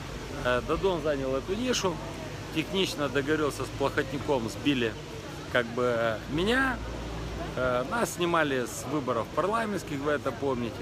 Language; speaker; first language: Russian; native; Russian